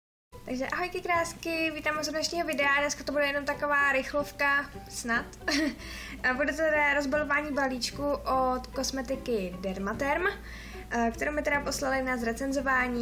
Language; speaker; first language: Czech; native; Czech